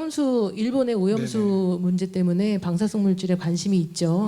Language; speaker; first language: Korean; native; Korean